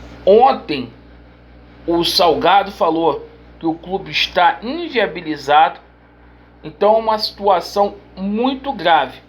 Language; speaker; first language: Portuguese; native; Portuguese